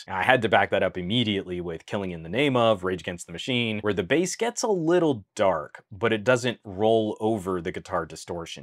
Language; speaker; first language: English; native; English